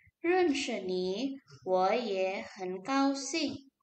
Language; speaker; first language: Chinese; non-native, fluent; Indonesian